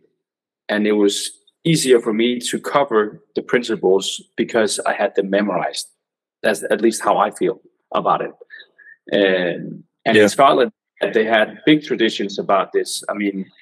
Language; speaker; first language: English; non-native, fluent; Danish